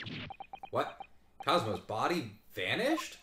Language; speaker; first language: English; native; English